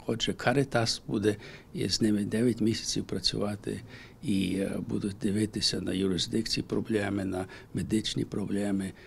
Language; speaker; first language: Ukrainian; early bilingual, heritage; Ukrainian